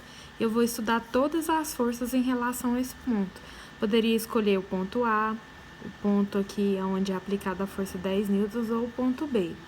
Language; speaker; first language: Portuguese; native; Portuguese